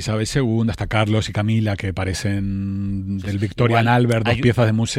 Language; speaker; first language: Spanish; native; Spanish